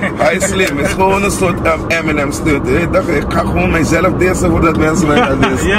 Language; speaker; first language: Dutch; non-native, local second language; Papiamento